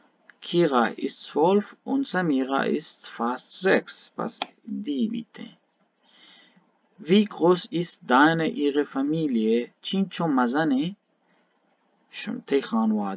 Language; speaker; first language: German; non-native, learner; Baluchi